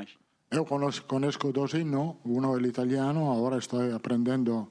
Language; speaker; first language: Portuguese; non-native, learner; Italian